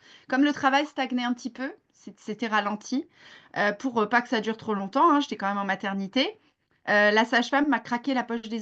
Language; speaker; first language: French; native; French